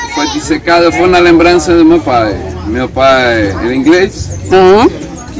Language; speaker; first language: Portuguese; non-native, learner; Spanish